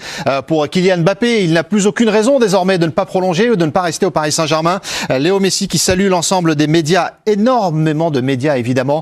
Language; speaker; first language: French; native; French